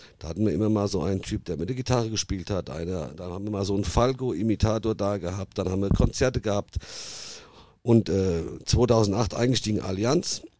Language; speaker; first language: German; early bilingual, other home language; Italian